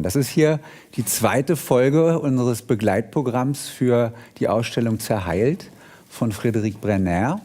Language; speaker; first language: German; native; German